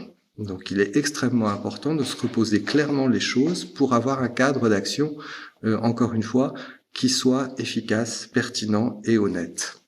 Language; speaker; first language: French; native; French